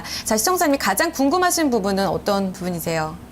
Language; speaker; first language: Korean; native; Korean